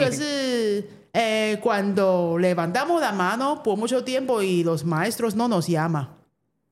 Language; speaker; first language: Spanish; non-native, fluent; Chinese